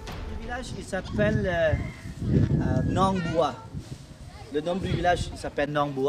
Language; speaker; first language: French; non-native, learner; Lao